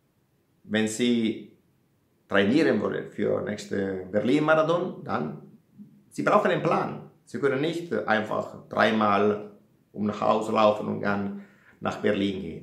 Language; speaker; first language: German; non-native, fluent; Italian